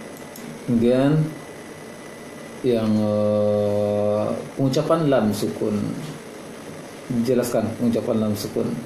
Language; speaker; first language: Indonesian; native; Indonesian